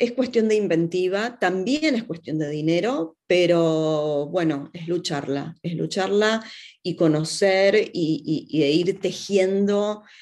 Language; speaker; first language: Spanish; native; Spanish